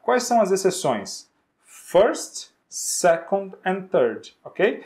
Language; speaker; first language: English; non-native, fluent; Portuguese